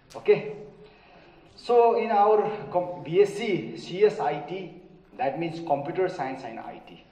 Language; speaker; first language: English; non-native, local second language; Nepali